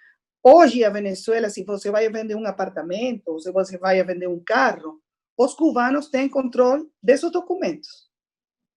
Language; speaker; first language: Portuguese; non-native, fluent; Spanish